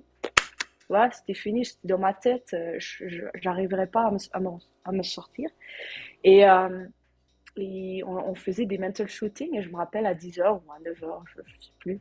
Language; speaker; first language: French; non-native, learner; Dutch